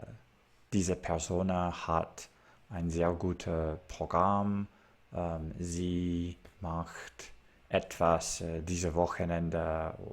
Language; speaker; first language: German; non-native, learner; English